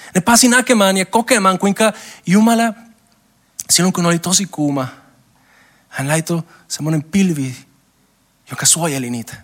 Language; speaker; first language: Finnish; non-native, learner; Spanish